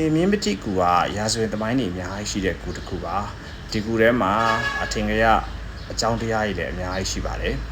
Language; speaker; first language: Burmese; non-native, local second language; Pa'o Karen